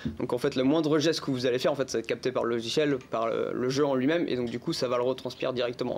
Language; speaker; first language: French; native; French